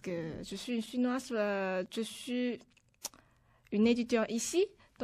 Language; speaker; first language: French; non-native, learner; Chinese